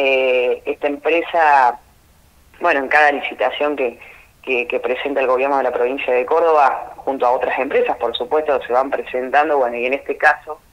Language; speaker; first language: Spanish; native; Spanish